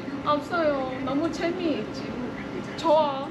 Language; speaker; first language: Korean; non-native, learner; Vietnamese